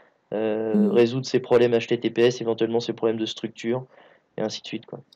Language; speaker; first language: French; native; French